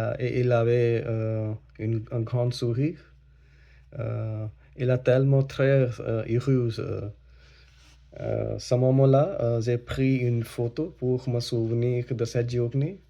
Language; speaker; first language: French; non-native, learner; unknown